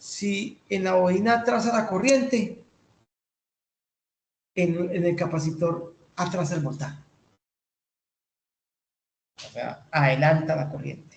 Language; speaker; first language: Spanish; native; Spanish